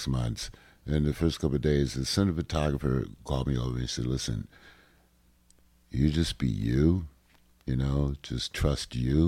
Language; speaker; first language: English; native; English